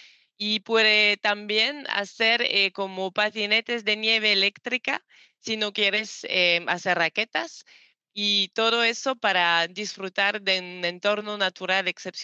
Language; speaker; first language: Spanish; non-native, learner; French